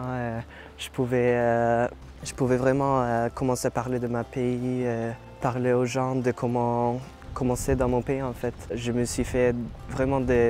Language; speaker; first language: French; non-native, fluent; Norwegian